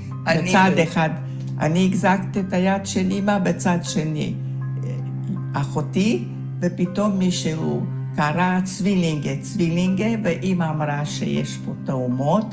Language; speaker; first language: Hebrew; non-native, fluent; Hungarian